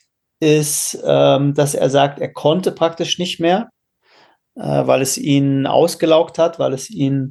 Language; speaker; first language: German; native; German